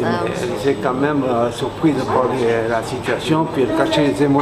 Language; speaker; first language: French; native; French